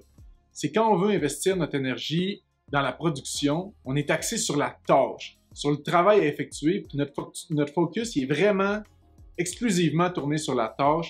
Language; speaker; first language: French; native; French